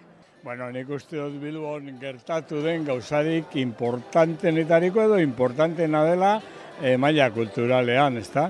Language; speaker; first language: Basque; native; Basque